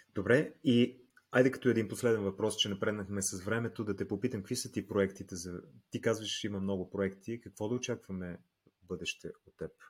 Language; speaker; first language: Bulgarian; native; Bulgarian